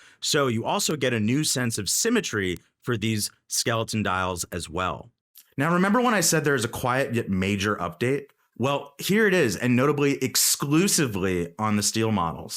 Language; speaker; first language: English; native; English